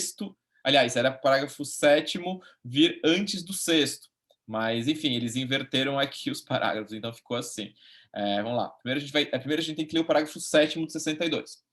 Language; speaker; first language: Portuguese; native; Portuguese